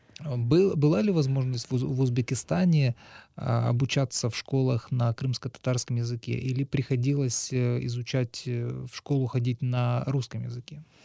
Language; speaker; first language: Russian; native; Russian